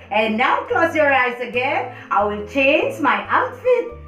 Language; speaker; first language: English; non-native, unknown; Indonesian